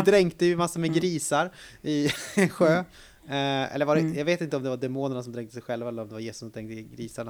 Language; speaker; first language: Swedish; native; Swedish